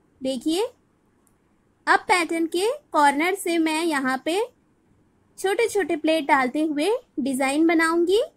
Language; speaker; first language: Hindi; non-native, local second language; Bangla